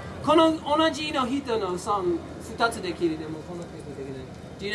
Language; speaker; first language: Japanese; non-native, learner; English